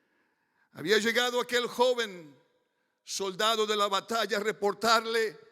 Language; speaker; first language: Spanish; early bilingual, heritage; Spanish